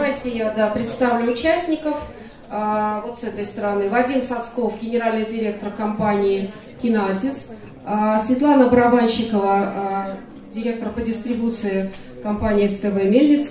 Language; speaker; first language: Russian; native; Russian